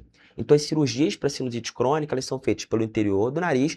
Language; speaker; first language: Portuguese; native; Portuguese